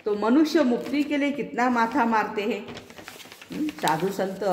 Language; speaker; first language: Hindi; non-native, local second language; Marathi